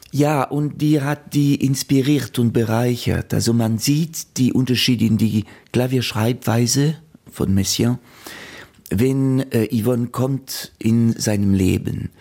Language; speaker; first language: German; non-native, fluent; French